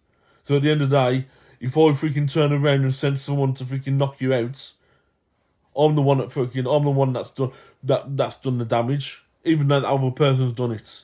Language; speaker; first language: English; native; English